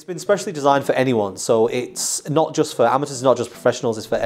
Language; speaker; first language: English; native; English